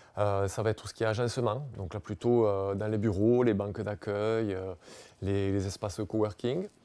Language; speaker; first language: French; native; French